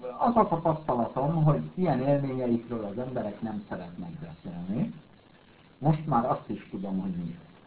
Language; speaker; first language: Hungarian; native; Hungarian